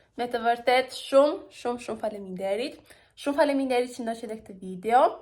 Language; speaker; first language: Albanian; early bilingual, heritage; Albanian